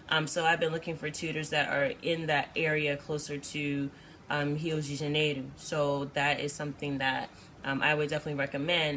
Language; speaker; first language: English; native; English